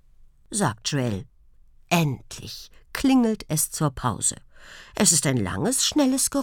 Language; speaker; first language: German; native; German